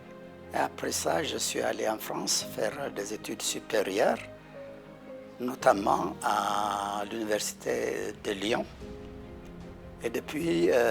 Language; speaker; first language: French; non-native, fluent; Amharic